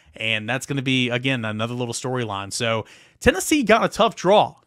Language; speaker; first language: English; native; English